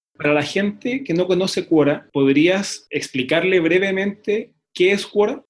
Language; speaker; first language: Spanish; native; Spanish